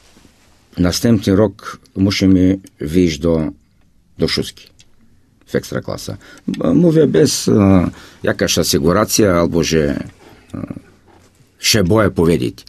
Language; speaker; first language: Polish; non-native, fluent; Bulgarian